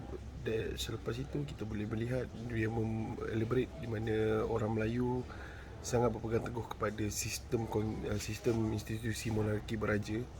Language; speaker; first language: Malay; native; Malay